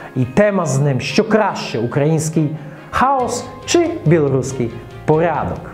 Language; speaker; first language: Ukrainian; non-native, fluent; Russian